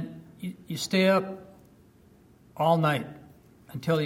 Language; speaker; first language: English; early bilingual, other home language; French